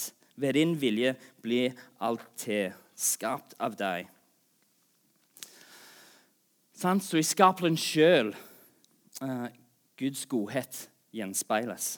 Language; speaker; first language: Norwegian; non-native, fluent; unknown